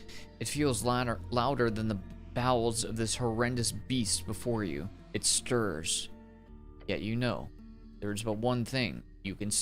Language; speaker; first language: English; native; English